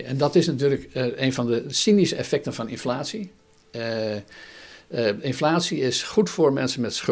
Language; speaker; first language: Dutch; native; Dutch